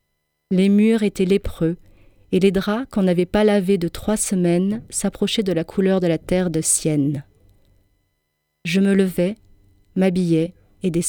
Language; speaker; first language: French; native; French